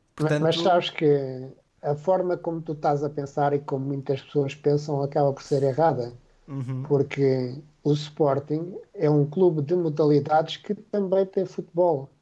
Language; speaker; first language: Portuguese; native; Portuguese